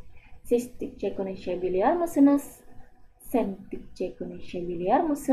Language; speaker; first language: Turkish; non-native, fluent; Indonesian